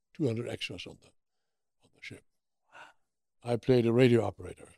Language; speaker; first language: English; early bilingual, other home language; German